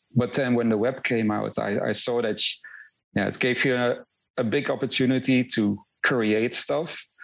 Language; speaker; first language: English; non-native, fluent; Dutch